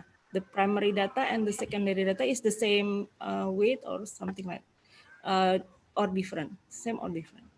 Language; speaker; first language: English; non-native, fluent; Indonesian